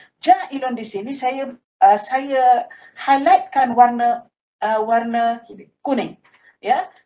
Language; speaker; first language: Malay; native; Malay